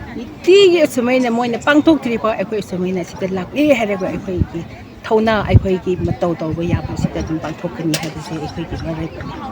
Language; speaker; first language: Manipuri; non-native, local second language; Rongmei Naga